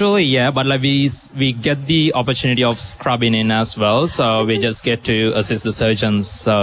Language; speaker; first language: English; non-native, local second language; Sinhala